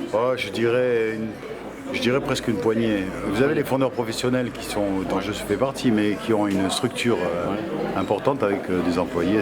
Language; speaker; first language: French; native; French